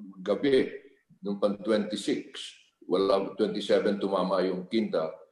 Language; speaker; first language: Filipino; native; Filipino